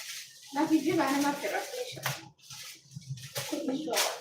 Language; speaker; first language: Arabic; non-native, learner; Tigrinya